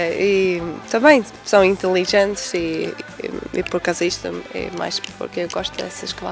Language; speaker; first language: Portuguese; non-native, learner; Swedish